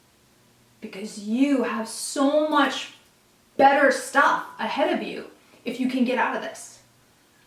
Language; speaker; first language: English; native; English